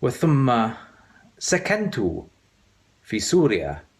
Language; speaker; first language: Arabic; non-native, fluent; English